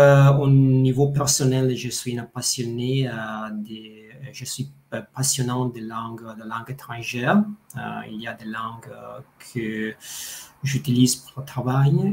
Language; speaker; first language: French; non-native, fluent; Italian